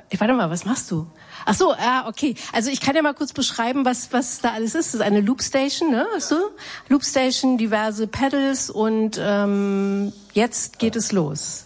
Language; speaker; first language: German; native; German